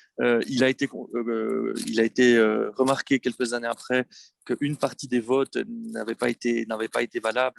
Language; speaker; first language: French; native; French